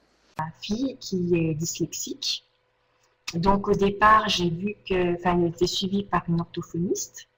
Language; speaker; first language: French; native; French